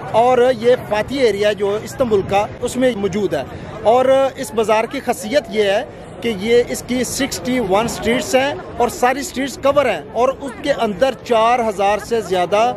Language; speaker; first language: Urdu; non-native, local second language; Punjabi